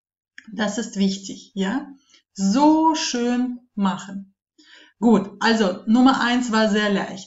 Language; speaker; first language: German; non-native, fluent; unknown